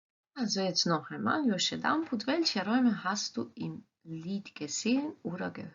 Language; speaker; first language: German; non-native, fluent; Croatian